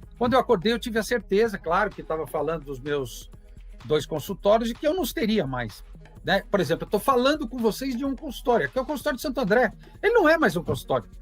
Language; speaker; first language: Portuguese; native; Portuguese